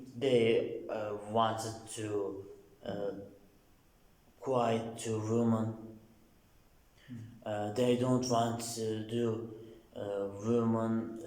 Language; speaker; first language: English; non-native, learner; Turkish